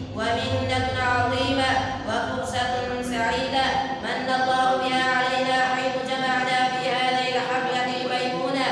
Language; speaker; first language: Arabic; non-native, fluent; Urdu